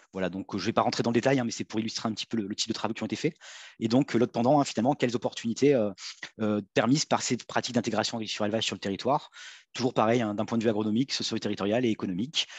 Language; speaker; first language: French; native; French